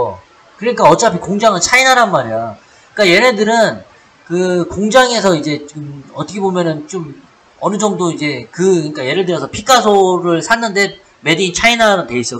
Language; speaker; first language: Korean; native; Korean